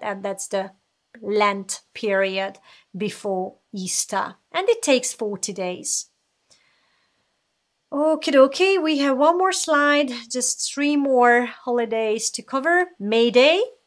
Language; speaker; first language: English; non-native, fluent; Hungarian